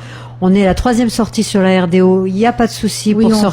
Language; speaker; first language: French; native; French